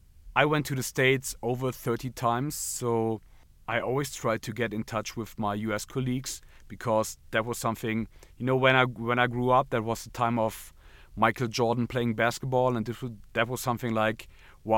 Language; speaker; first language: English; non-native, fluent; German